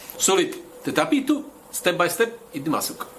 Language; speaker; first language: Indonesian; non-native, fluent; Slovak